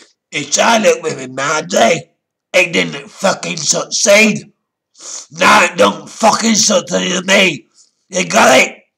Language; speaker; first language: English; native; English